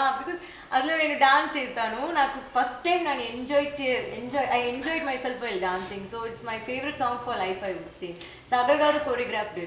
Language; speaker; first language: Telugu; non-native, learner; Tamil